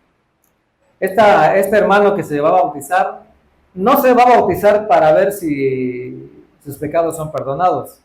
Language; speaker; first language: Spanish; native; Spanish